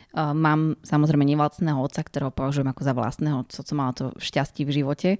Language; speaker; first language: Slovak; native; Slovak